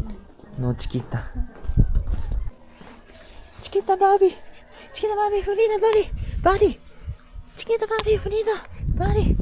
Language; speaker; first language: Japanese; native; Japanese